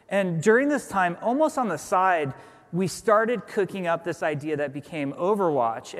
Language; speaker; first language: English; native; English